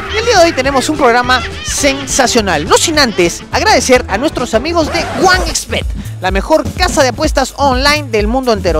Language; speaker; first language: Spanish; native; Spanish